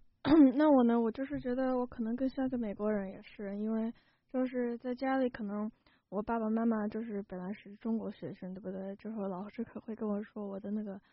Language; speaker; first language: Chinese; early bilingual, heritage; Chinese